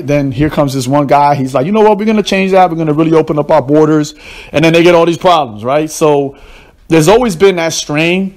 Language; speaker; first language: English; native; English